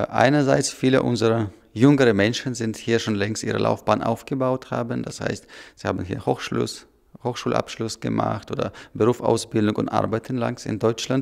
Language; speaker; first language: German; non-native, learner; Russian